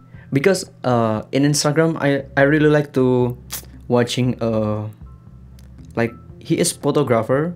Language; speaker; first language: English; non-native, learner; Indonesian